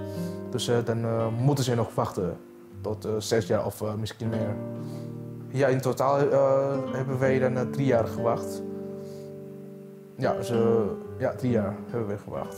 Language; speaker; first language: Dutch; non-native, fluent; Indonesian